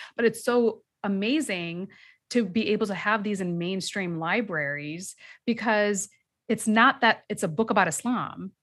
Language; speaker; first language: English; native; English